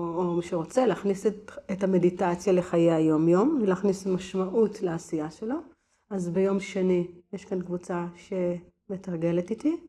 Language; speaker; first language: Hebrew; native; Hebrew